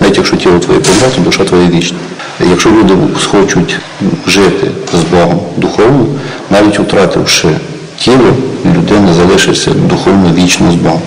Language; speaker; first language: Ukrainian; native; Ukrainian